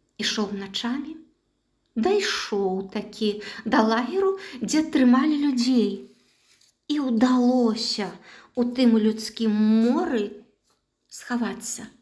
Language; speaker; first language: Belarusian; native; Belarusian